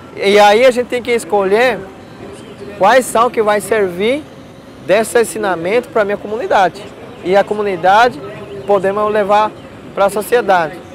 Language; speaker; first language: Portuguese; non-native, local second language; Guarani